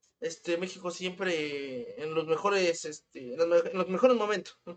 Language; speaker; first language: Spanish; native; Spanish